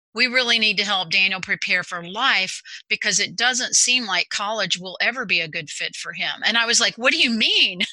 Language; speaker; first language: English; native; English